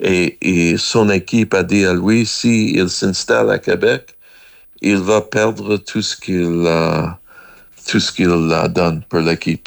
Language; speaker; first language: French; non-native, learner; English